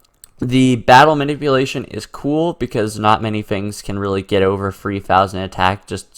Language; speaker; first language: English; native; English